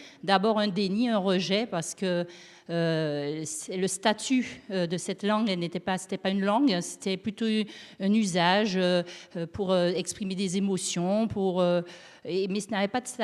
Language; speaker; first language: French; native; French